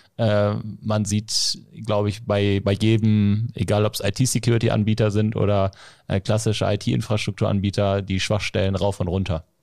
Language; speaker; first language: German; native; German